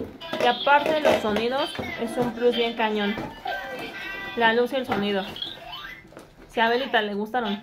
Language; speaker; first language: Spanish; native; Spanish